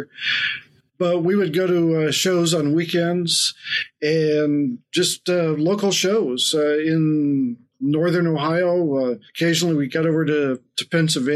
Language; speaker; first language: English; native; English